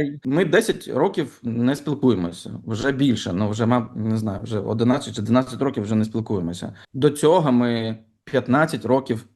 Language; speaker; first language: Ukrainian; non-native, local second language; Russian